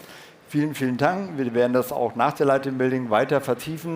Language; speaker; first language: German; native; German